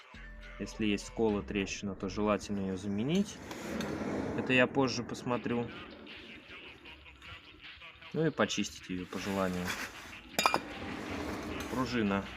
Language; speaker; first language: Russian; native; Russian